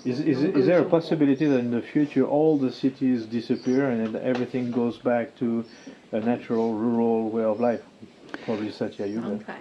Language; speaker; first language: English; non-native, fluent; Chinese